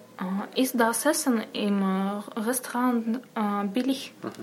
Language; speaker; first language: German; non-native, learner; Russian